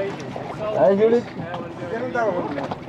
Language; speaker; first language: Spanish; native; Spanish